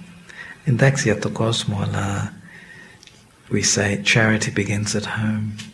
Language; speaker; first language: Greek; non-native, learner; English